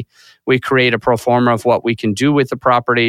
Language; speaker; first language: English; native; English